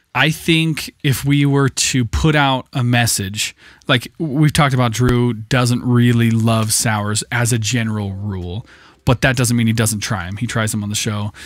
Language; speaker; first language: English; native; English